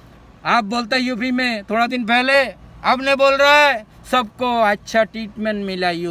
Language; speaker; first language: Hindi; non-native, local second language; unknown